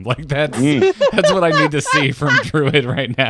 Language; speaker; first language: English; native; English